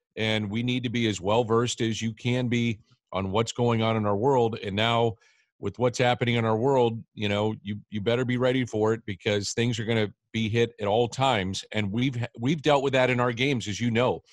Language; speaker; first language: English; native; English